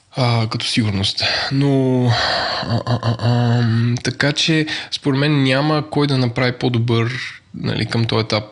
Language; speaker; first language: Bulgarian; native; Bulgarian